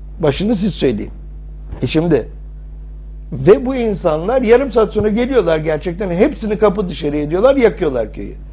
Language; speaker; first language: Turkish; early bilingual, heritage; English